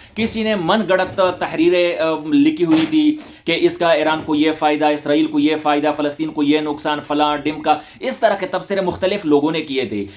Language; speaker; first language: Urdu; non-native, local second language; Pashto